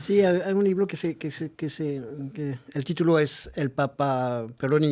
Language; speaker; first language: Spanish; non-native, fluent; French